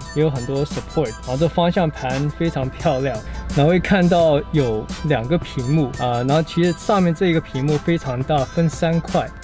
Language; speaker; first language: Chinese; early bilingual, heritage; Chinese